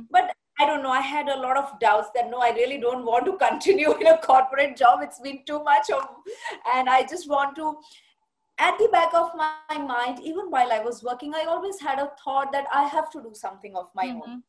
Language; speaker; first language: English; non-native, local second language; Punjabi